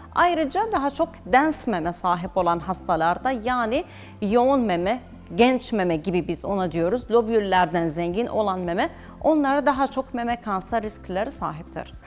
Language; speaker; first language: Turkish; non-native, fluent; Arabic